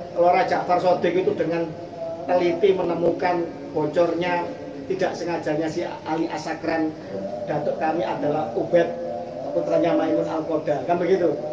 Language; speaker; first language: Indonesian; non-native, local second language; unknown